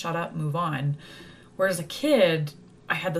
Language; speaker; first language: English; native; English